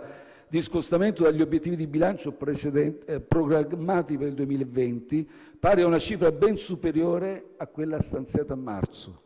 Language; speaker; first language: Italian; native; Italian